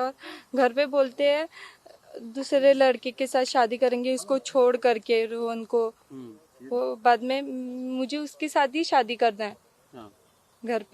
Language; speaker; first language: Hindi; non-native, local second language; Marathi